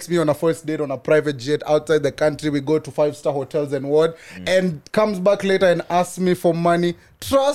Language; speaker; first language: English; non-native, local second language; Swahili